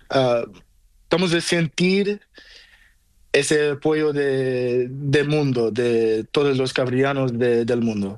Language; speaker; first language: Spanish; non-native, learner; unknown